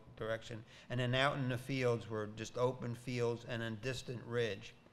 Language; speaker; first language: English; native; English